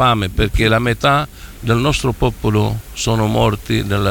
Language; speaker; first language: Italian; non-native, fluent; Arabic